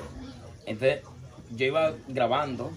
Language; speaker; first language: Spanish; native; Spanish